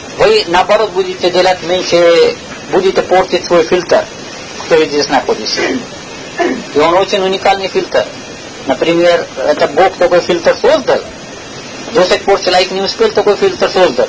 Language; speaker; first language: Russian; non-native, learner; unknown